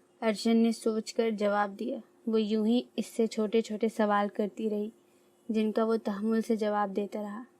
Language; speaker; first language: Urdu; native; Urdu